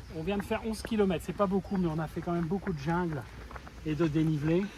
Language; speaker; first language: French; native; French